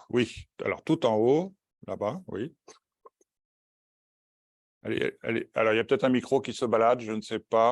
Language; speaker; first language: French; native; French